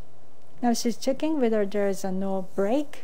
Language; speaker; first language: English; non-native, fluent; Japanese